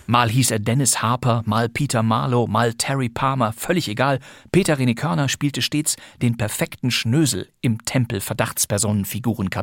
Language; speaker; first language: German; native; German